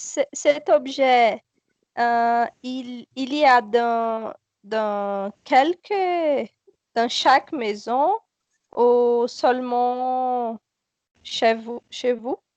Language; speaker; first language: French; non-native, learner; Portuguese